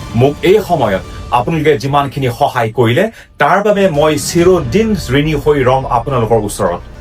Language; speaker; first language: Assamese; non-native, local second language; Karbi